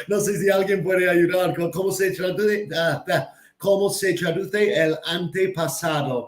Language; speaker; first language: Spanish; non-native, fluent; English